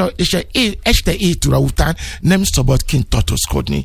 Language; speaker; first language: Hungarian; non-native, learner; Yoruba